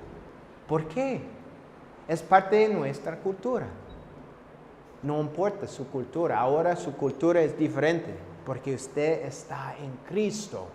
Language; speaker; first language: Spanish; non-native, fluent; English